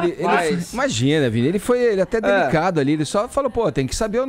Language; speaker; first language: Portuguese; native; Portuguese